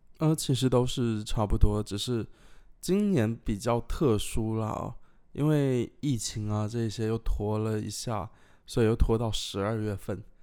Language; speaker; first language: Chinese; early bilingual, heritage; Chinese